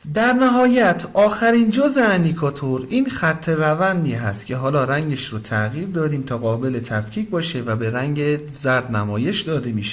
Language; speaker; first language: Persian; native; Persian